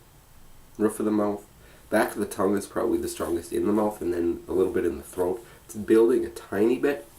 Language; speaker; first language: English; native; English